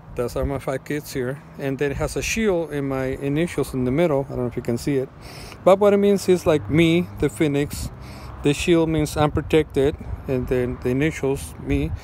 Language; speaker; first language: English; non-native, fluent; Spanish